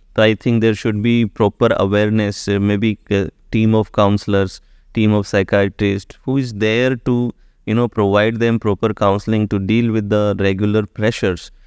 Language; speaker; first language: Hindi; native; Hindi